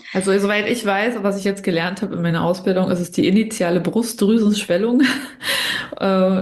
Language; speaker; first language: German; native; German